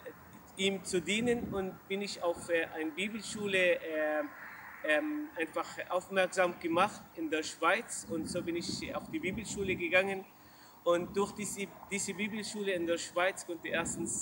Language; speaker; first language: German; non-native, learner; Arabic